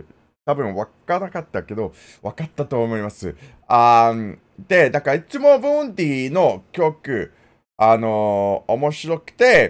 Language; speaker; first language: Japanese; non-native, learner; English